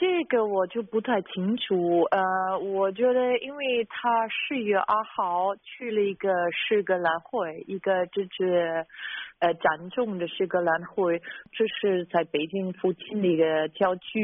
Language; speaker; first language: Chinese; non-native, fluent; German